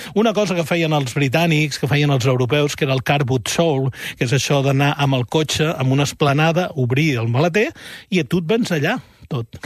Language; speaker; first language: Catalan; native; Catalan